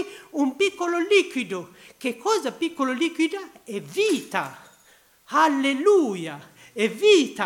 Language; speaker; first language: Italian; non-native, learner; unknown